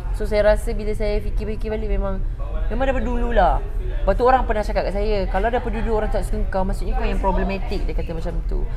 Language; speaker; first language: Malay; native; Malay